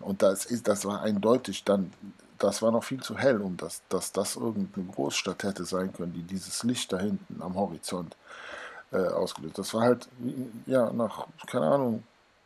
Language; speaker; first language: German; native; German